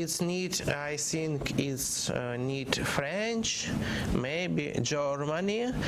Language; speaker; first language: English; non-native, learner; Ukrainian